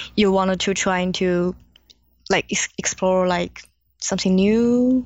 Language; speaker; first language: English; non-native, learner; Chinese